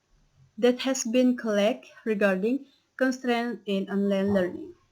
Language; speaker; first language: English; non-native, learner; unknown